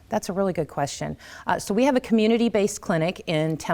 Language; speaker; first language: English; native; English